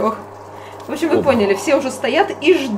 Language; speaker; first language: Russian; native; Russian